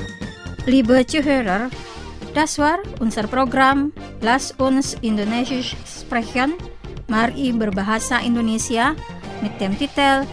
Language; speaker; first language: German; non-native, fluent; Indonesian